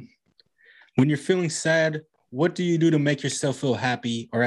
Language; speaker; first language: English; native; English